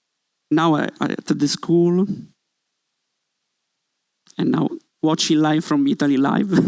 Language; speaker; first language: English; non-native, learner; Italian